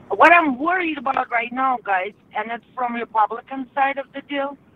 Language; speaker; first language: English; non-native, fluent; Russian